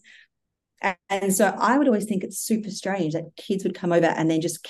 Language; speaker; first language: English; native; English